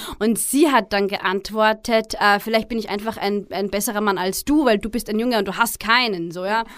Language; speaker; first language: German; early bilingual, other home language; Arabic